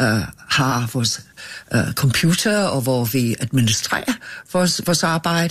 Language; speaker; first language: Danish; non-native, fluent; English